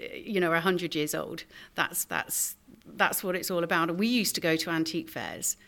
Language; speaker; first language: English; native; English